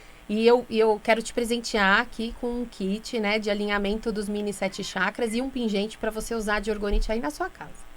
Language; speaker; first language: Portuguese; native; Portuguese